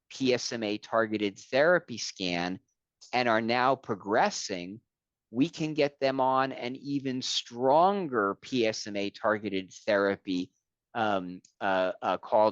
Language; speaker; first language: English; native; English